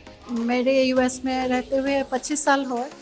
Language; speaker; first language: Hindi; non-native, local second language; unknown